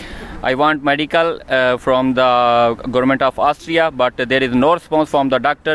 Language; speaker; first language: English; non-native, learner; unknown